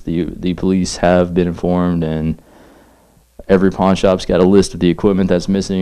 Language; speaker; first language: English; native; English